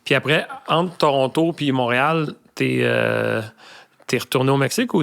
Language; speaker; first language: French; native; French